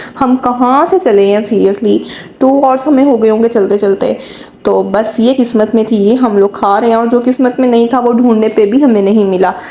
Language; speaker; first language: Urdu; native; Urdu